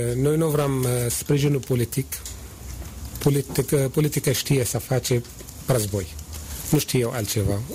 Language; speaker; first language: Romanian; non-native, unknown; Arabic